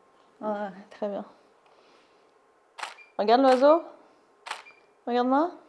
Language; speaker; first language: French; native; French